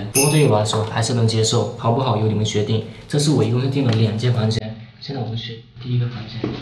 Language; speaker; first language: Chinese; native; Chinese